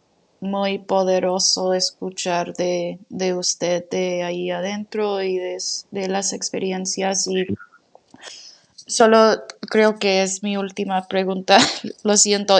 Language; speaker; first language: Spanish; non-native, fluent; English